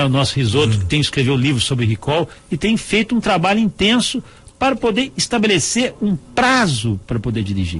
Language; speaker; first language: Portuguese; native; Portuguese